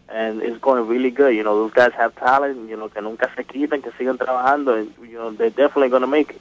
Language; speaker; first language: English; early bilingual, other home language; Spanish